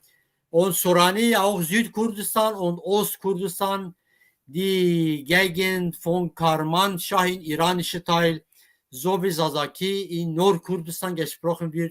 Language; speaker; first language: German; non-native, fluent; Kurdish